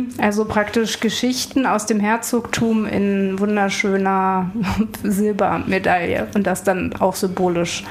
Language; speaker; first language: German; native; German